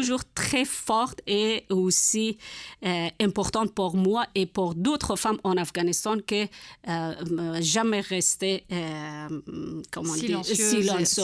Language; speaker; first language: French; non-native, learner; Persian